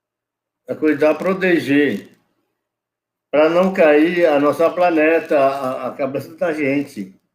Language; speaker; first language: Portuguese; non-native, local second language; Yanomámi